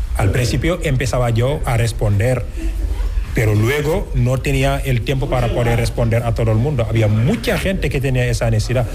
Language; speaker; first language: Spanish; non-native, fluent; Wolof